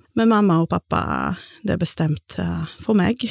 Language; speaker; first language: Norwegian; non-native, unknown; Polish